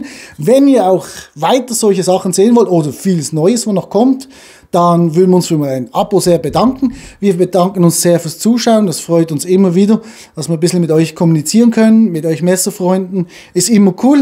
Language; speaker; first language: German; native; German